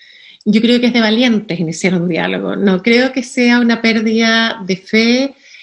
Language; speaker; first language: Spanish; native; Spanish